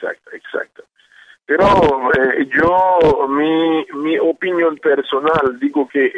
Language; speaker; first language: Spanish; non-native, learner; Haitian Creole